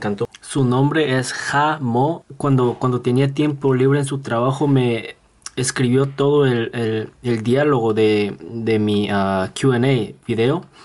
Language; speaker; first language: Spanish; non-native, fluent; Korean